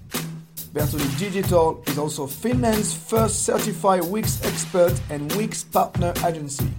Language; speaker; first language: English; non-native, fluent; French